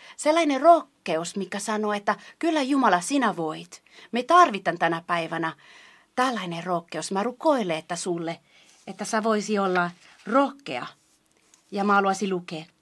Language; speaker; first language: Finnish; non-native, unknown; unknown